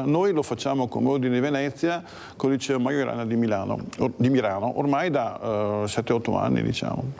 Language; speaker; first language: Italian; native; Italian